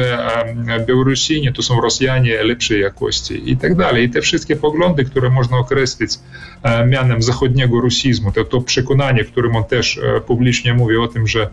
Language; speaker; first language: Polish; early bilingual, heritage; Polish